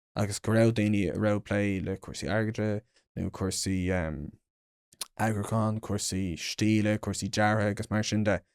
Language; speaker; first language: Irish; non-native, local second language; English